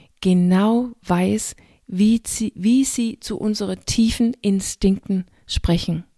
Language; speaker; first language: German; non-native, fluent; Danish